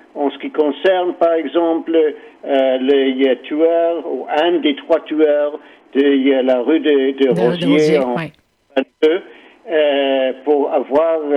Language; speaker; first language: French; non-native, learner; English